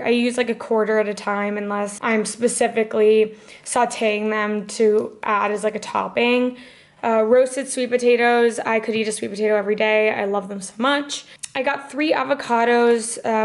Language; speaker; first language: English; native; English